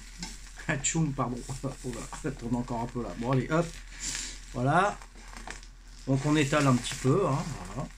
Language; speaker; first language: French; native; French